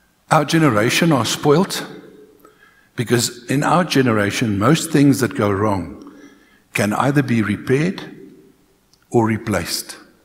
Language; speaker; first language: English; non-native, local second language; Afrikaans